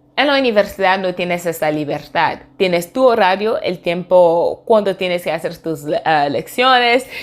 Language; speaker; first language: Spanish; non-native, fluent; French